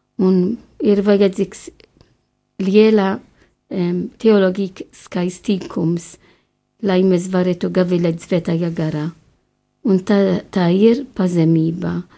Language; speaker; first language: Latvian; non-native, fluent; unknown